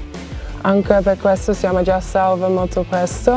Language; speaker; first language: Italian; non-native, fluent; Dutch